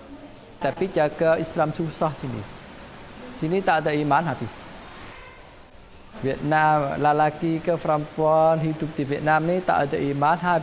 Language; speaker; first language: Indonesian; non-native, learner; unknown